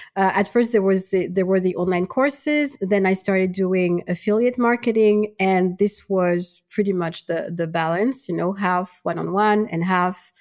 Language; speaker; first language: English; non-native, fluent; Malagasy